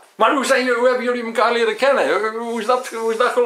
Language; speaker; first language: Dutch; native; Dutch